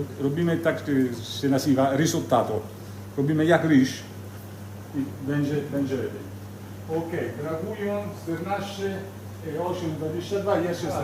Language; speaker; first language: Polish; non-native, learner; Italian